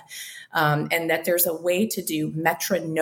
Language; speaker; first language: English; native; English